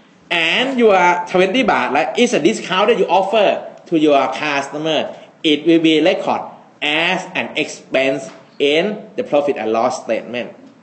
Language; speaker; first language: English; non-native, fluent; Thai